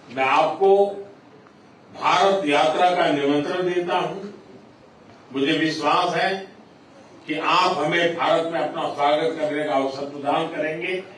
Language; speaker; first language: Hindi; non-native, local second language; Gujarati